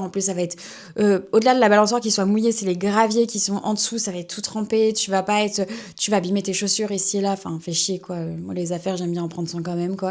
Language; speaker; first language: French; native; French